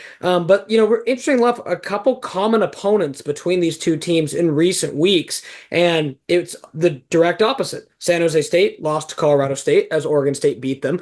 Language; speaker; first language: English; native; English